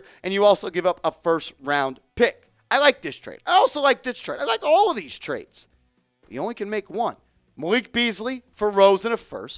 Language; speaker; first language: English; native; English